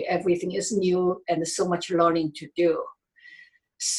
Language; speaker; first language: English; non-native, fluent; Chinese